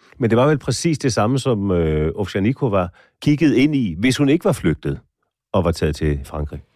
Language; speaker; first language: Danish; native; Danish